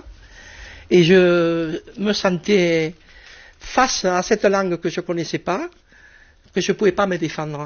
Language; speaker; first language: French; non-native, fluent; Spanish